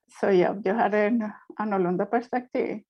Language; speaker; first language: Swedish; non-native, fluent; Spanish